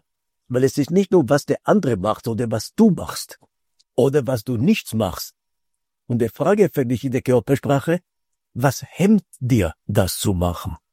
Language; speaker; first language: German; non-native, fluent; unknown